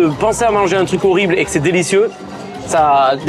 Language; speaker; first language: French; native; French